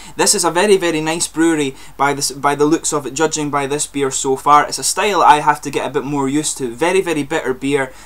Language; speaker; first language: English; native; English